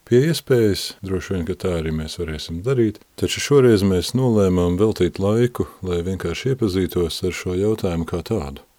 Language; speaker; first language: Latvian; native; Latvian